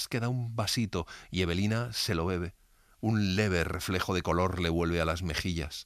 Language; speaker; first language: Spanish; native; Spanish